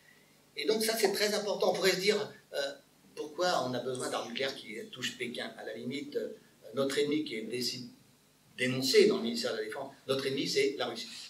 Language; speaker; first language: French; native; French